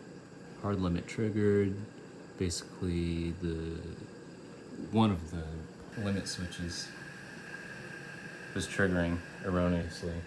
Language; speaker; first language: English; native; English